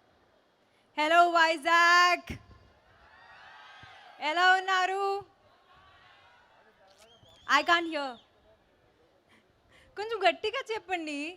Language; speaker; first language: Telugu; non-native, learner; Hindi